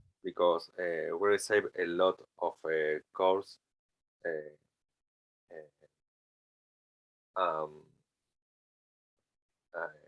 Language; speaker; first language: English; non-native, learner; Spanish